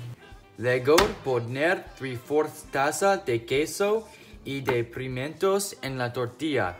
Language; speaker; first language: Spanish; non-native, learner; English